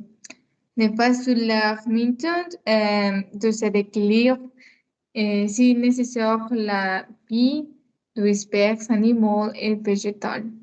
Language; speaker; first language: French; non-native, learner; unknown